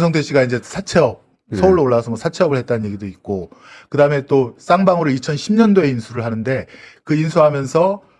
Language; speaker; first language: Korean; native; Korean